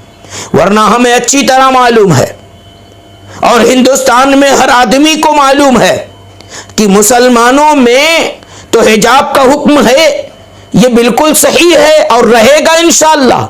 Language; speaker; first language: Urdu; native; Urdu